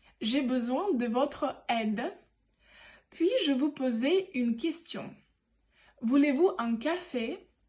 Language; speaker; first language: French; non-native, fluent; Ukrainian